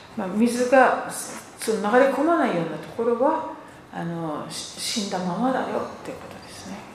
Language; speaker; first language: Japanese; native; Japanese